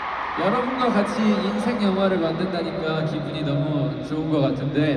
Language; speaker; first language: Korean; native; Korean